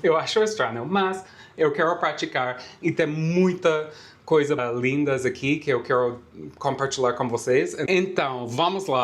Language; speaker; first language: Portuguese; non-native, fluent; English